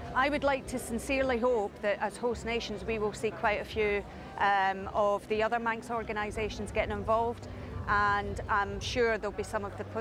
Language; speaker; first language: English; native; English